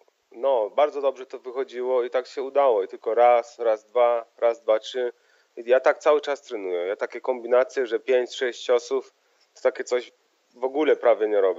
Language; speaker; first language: Polish; early bilingual, heritage; Polish